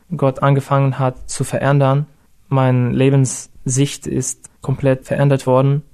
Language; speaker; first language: German; non-native, fluent; Russian